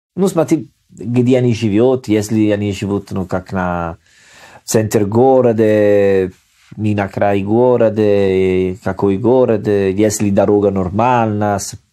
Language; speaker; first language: Russian; non-native, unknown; Italian